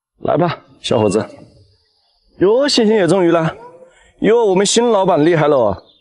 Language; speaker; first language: Chinese; native; Chinese